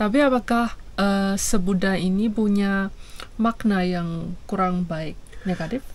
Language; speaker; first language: Indonesian; non-native, fluent; Chinese